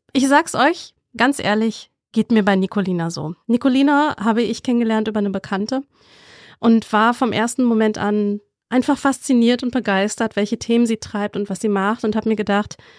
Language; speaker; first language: German; native; German